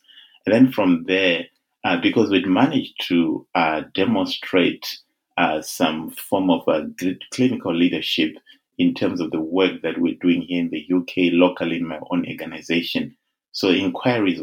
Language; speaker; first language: English; non-native, local second language; Shona